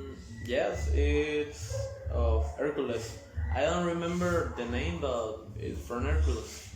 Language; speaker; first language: English; non-native, learner; Spanish